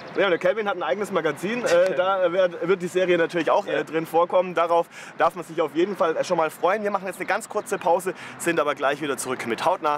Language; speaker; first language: German; native; German